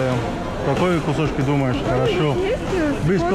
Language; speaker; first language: Russian; non-native, learner; Spanish